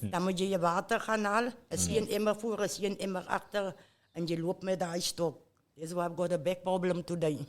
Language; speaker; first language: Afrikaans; native; Afrikaans